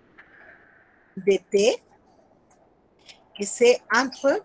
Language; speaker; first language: French; non-native, fluent; Spanish